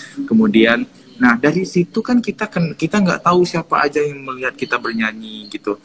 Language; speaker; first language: Indonesian; native; Indonesian